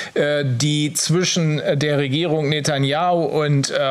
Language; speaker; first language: German; native; German